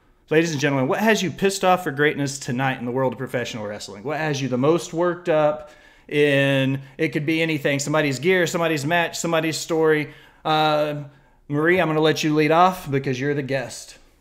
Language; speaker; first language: English; native; English